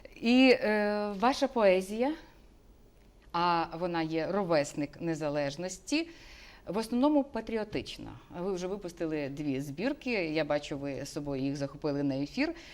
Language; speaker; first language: Ukrainian; native; Ukrainian